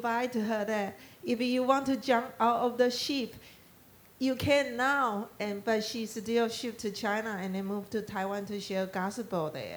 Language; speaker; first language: English; non-native, learner; Chinese